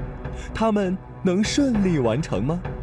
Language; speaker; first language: Chinese; native; Chinese